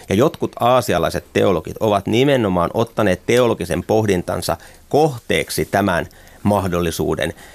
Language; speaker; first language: Finnish; native; Finnish